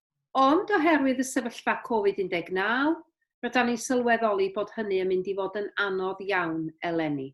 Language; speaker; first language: Welsh; native; Welsh